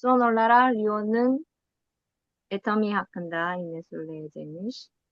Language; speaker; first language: Turkish; non-native, learner; Korean